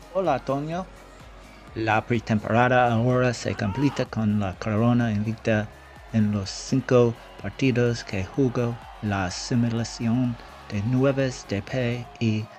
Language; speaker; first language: Spanish; non-native, learner; English